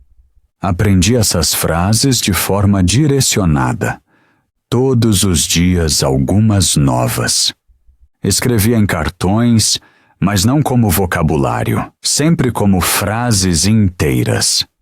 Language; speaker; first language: Portuguese; non-native, fluent; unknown